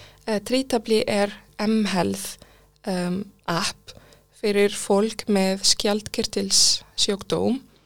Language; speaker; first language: Icelandic; non-native, fluent; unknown